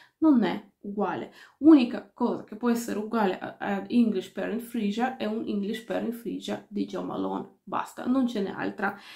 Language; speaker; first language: Italian; non-native, fluent; Ukrainian